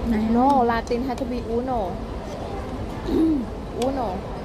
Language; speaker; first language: English; non-native, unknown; Thai